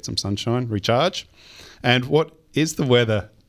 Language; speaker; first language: English; native; English